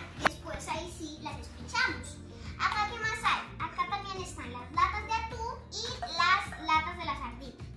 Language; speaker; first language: Spanish; native; Spanish